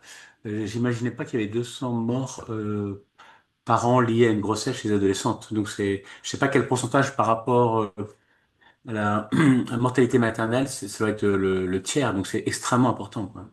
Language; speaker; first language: French; native; French